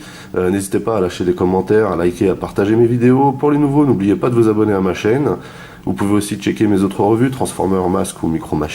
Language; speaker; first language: French; native; French